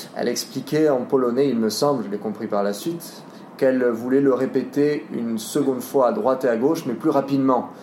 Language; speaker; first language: French; native; French